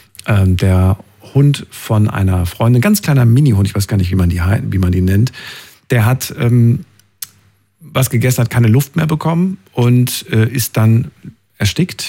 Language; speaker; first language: German; native; German